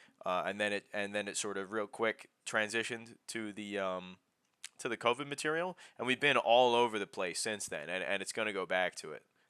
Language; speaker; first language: English; native; English